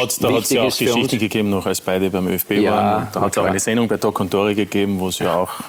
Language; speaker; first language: German; native; German